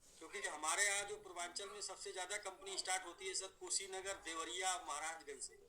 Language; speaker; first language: Hindi; native; Hindi